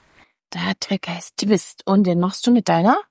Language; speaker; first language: German; native; German